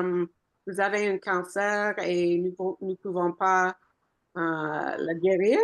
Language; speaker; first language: French; non-native, fluent; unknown